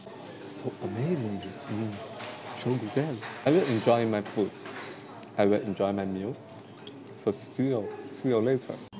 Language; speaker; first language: English; non-native, learner; Chinese